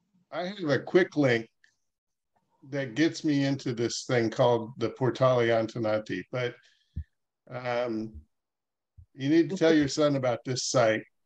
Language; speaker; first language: English; native; English